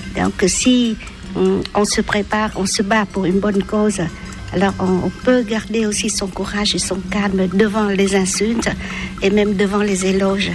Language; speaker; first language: French; non-native, local second language; Vietnamese